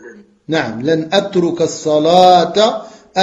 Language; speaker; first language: Arabic; non-native, fluent; French